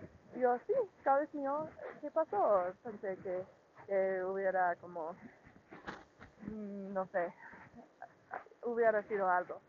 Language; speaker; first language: Spanish; non-native, learner; English